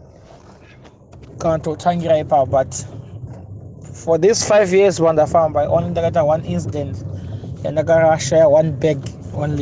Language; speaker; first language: English; non-native, local second language; Shona